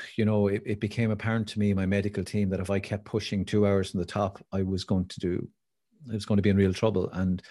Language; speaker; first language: English; native; English